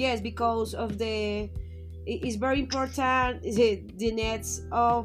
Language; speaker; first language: English; non-native, learner; Spanish